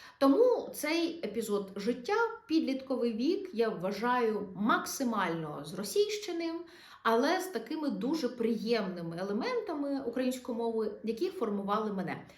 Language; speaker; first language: Ukrainian; non-native, local second language; Russian